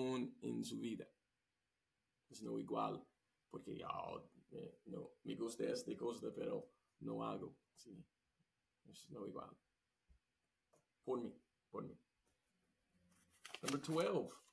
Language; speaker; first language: Spanish; non-native, learner; English